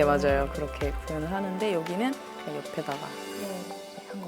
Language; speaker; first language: Korean; native; Korean